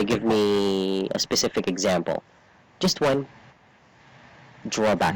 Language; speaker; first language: English; non-native, fluent; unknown